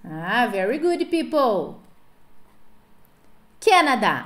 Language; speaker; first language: English; non-native, fluent; Portuguese